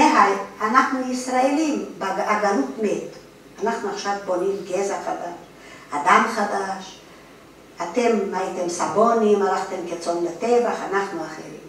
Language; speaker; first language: Hebrew; non-native, fluent; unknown